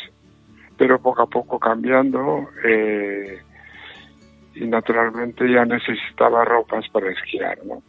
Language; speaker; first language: Spanish; non-native, fluent; Japanese